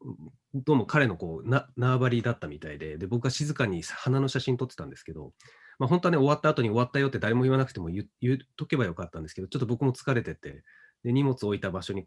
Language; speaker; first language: Japanese; native; Japanese